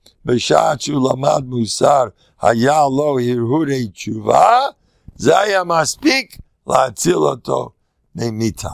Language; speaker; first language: Hebrew; non-native, fluent; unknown